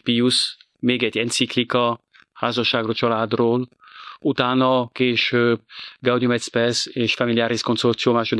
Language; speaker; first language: Hungarian; non-native, fluent; French